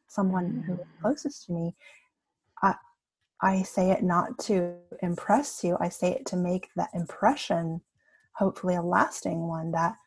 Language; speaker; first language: English; native; English